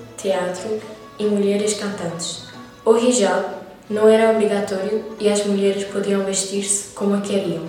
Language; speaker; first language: Portuguese; non-native, fluent; Persian